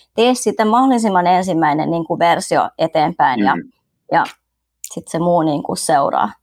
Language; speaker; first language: Finnish; early bilingual, other home language; Vietnamese